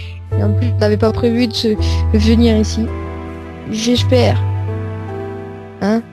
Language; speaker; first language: French; native; French